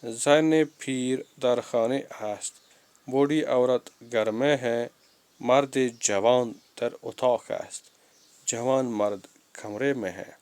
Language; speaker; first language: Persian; non-native, fluent; Urdu